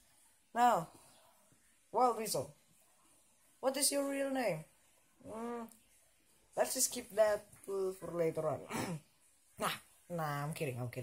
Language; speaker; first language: English; non-native, local second language; Indonesian